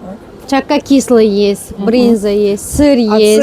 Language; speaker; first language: Russian; non-native, local second language; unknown